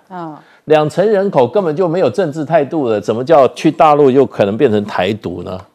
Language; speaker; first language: Chinese; native; Chinese